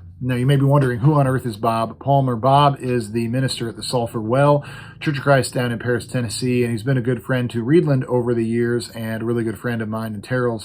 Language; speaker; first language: English; native; English